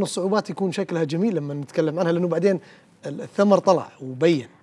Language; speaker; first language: Arabic; native; Arabic